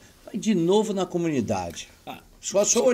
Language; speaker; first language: Portuguese; native; Portuguese